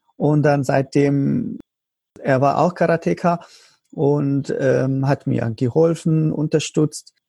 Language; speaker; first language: German; non-native, learner; Arabic